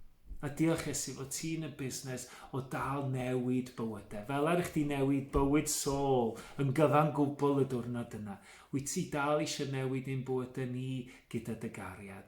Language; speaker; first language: Welsh; native; Welsh